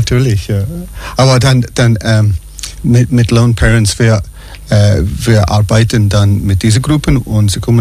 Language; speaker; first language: German; non-native, fluent; English